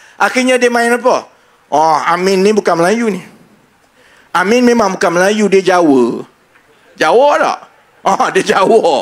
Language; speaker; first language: Malay; native; Malay